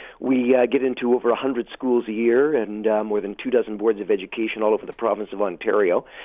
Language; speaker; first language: English; native; English